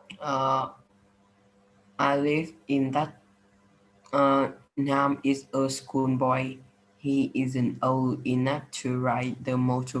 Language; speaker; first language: English; non-native, learner; Vietnamese